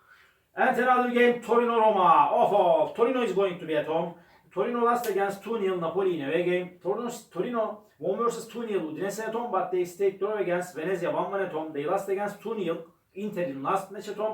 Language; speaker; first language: English; non-native, learner; Turkish